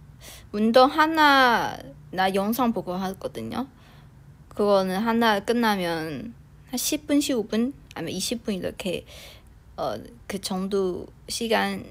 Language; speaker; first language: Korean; non-native, fluent; Chinese